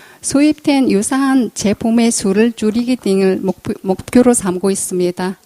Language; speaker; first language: Korean; non-native, fluent; Mongolian